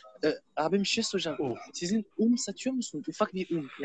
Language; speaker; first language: Turkish; non-native, learner; French